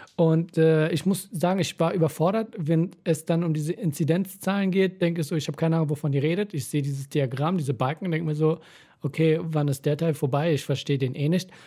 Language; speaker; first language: German; early bilingual, other home language; Persian